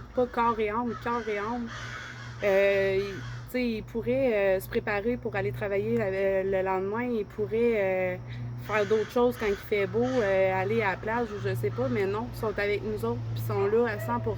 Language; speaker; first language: French; native; French